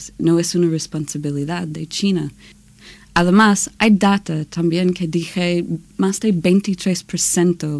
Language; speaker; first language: Spanish; non-native, learner; English